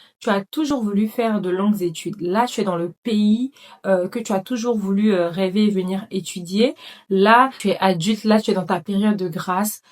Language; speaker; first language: French; non-native, local second language; Dyula